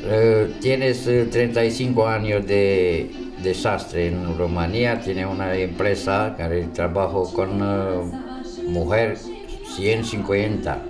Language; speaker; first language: Spanish; non-native, learner; Romanian